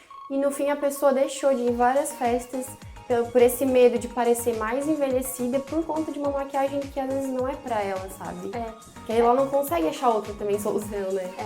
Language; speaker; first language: Portuguese; native; Portuguese